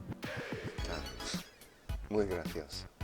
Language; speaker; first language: Spanish; non-native, fluent; English